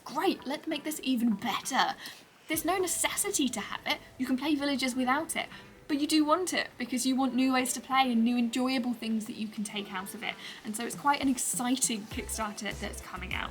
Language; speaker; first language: English; native; English